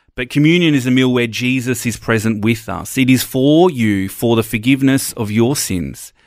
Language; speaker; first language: English; native; English